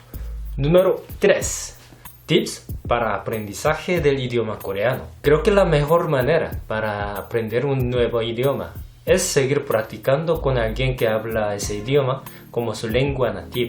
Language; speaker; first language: Spanish; non-native, fluent; Korean